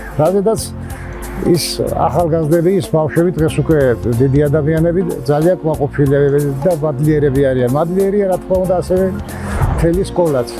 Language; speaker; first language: Georgian; native; Georgian